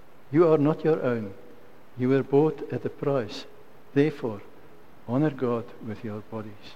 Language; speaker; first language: English; non-native, local second language; Afrikaans